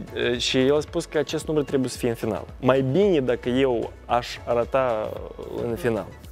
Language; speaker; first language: Romanian; non-native, local second language; Russian